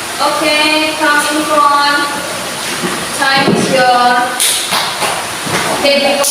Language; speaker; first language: English; non-native, learner; Indonesian